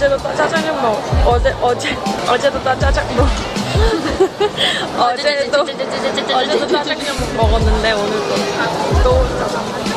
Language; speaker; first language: Korean; early bilingual, heritage; English